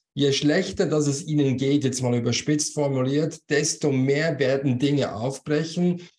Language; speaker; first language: German; native; German